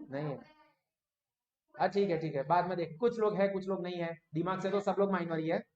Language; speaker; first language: Hindi; non-native, local second language; Gujarati